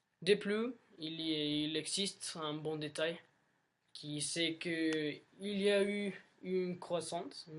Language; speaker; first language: French; non-native, learner; Spanish